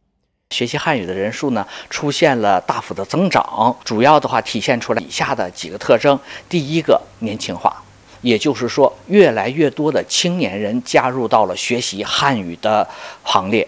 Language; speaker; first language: Chinese; native; Chinese